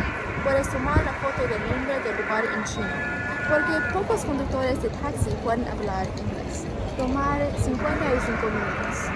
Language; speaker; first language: Spanish; non-native, learner; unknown